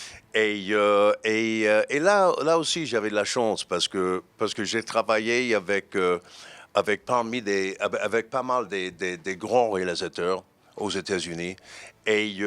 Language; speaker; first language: French; non-native, fluent; English